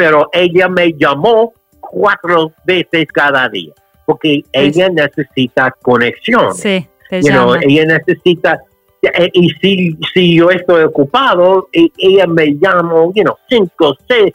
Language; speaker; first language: Spanish; non-native, learner; English